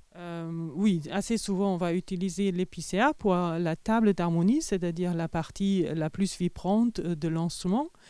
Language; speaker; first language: French; non-native, fluent; German